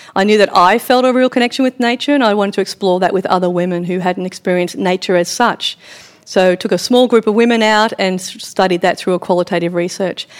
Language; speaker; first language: English; native; English